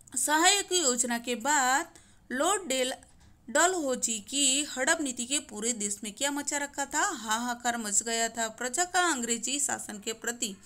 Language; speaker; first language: Hindi; non-native, local second language; Gujarati